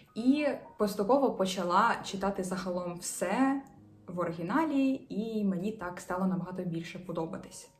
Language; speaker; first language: Ukrainian; native; Ukrainian